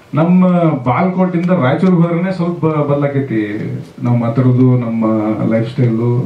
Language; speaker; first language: Kannada; native; Kannada